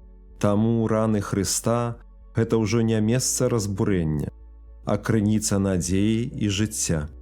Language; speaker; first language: Belarusian; native; Belarusian